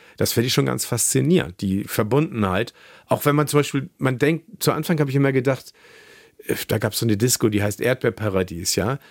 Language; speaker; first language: German; native; German